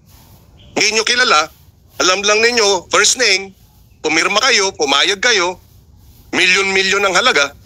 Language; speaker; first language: Filipino; native; Filipino